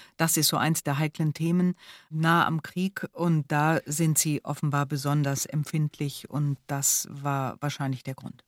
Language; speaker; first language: German; native; German